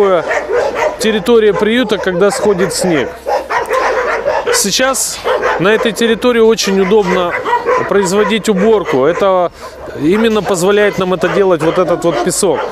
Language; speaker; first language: Russian; native; Russian